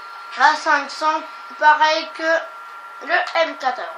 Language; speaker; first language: French; native; French